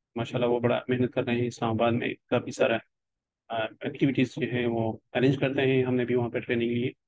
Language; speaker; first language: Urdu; non-native, local second language; Pashto